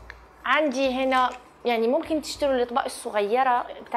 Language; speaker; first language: Arabic; native; Arabic